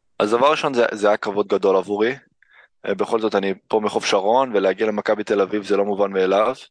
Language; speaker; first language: Hebrew; early bilingual, other home language; English